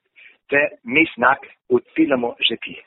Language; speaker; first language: Ukrainian; non-native, learner; German